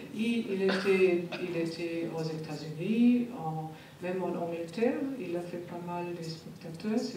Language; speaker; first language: French; non-native, fluent; German